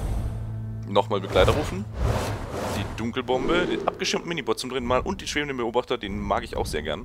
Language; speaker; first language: German; native; German